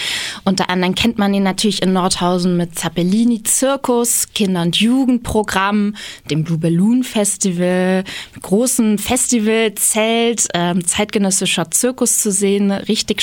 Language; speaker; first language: German; native; German